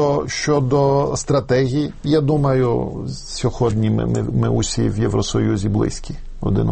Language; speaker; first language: Ukrainian; non-native, fluent; Polish